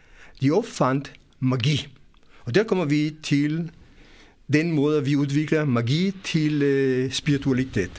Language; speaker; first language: Danish; non-native, fluent; Hebrew